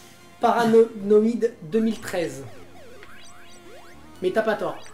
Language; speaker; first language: French; native; French